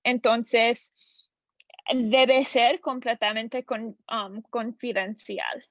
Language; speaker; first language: Spanish; non-native, learner; English